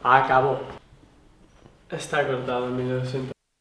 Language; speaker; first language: Spanish; native; Spanish